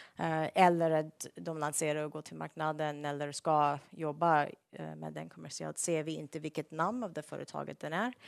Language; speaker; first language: Swedish; non-native, fluent; English